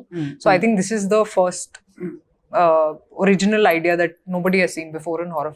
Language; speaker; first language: Telugu; non-native, local second language; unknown